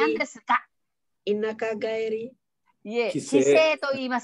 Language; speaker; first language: Japanese; non-native, learner; Indonesian